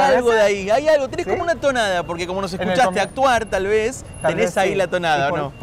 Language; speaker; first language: Spanish; native; Spanish